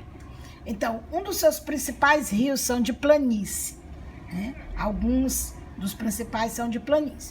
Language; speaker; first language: Portuguese; native; Portuguese